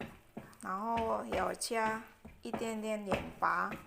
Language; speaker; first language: Chinese; non-native, learner; Indonesian